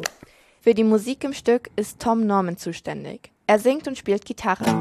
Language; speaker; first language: German; native; German